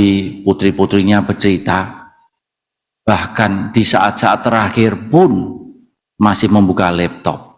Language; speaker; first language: Indonesian; native; Indonesian